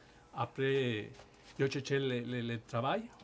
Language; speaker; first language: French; non-native, learner; Spanish